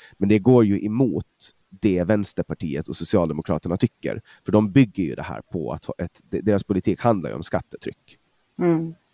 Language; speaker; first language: Swedish; non-native, fluent; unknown